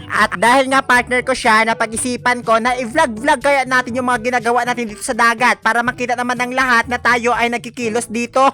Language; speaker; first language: Filipino; non-native, local second language; Masbatenyo